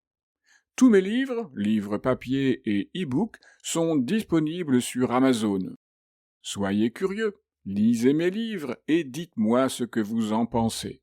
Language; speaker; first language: French; native; French